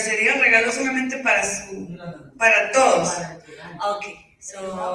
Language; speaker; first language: Spanish; early bilingual, heritage; Spanish